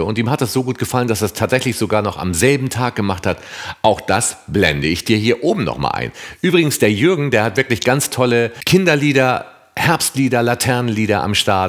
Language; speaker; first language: German; native; German